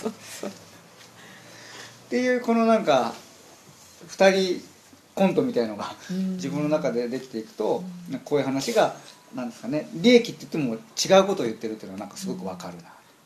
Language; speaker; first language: Japanese; native; Japanese